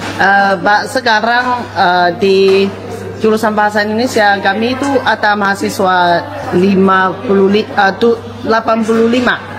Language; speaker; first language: Indonesian; non-native, fluent; Chinese